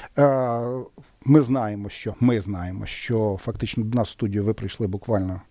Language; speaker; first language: Ukrainian; native; Ukrainian